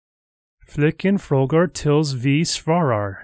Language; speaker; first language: Swedish; non-native, learner; English